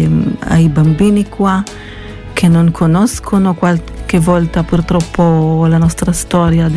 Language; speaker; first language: Italian; non-native, fluent; Hebrew